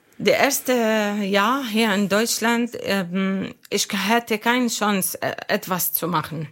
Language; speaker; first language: German; non-native, learner; Arabic